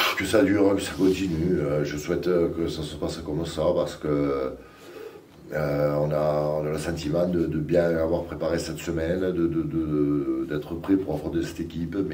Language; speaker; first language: French; native; French